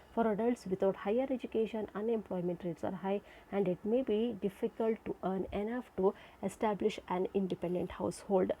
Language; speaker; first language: English; non-native, local second language; Kannada